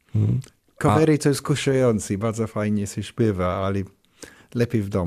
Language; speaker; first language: Polish; non-native, learner; English